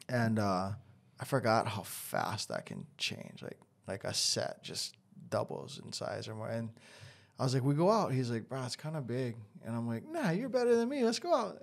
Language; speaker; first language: English; native; English